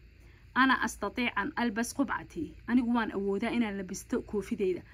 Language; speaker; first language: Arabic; non-native, local second language; Somali